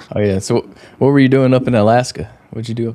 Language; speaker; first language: English; native; English